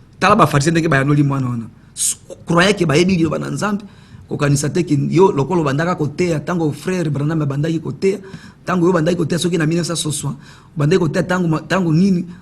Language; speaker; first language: Lingala; native; Lingala